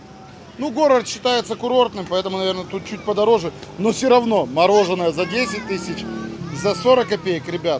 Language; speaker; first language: Russian; native; Russian